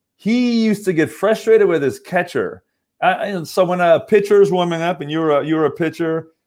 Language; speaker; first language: English; native; English